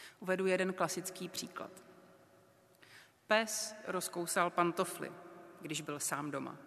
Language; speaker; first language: Czech; native; Czech